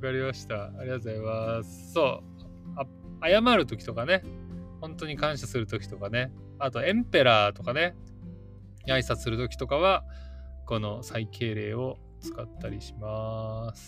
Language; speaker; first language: Japanese; native; Japanese